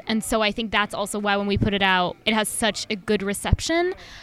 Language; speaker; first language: English; non-native, fluent; French